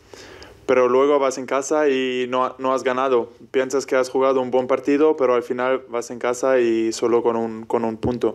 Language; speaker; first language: Spanish; non-native, fluent; German